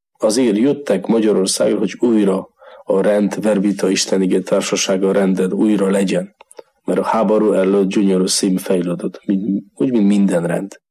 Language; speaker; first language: Hungarian; non-native, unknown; Polish